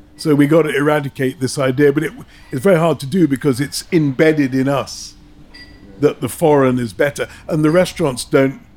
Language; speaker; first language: English; native; English